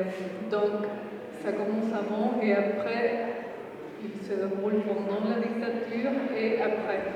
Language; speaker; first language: French; non-native, fluent; Spanish